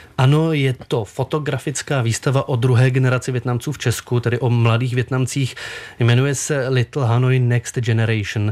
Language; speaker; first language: Czech; native; Czech